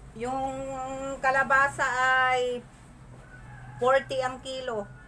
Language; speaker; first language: Filipino; non-native, local second language; Masbatenyo